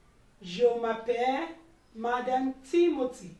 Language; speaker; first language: French; non-native, learner; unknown